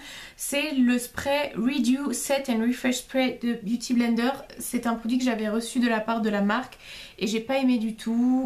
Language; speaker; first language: French; native; French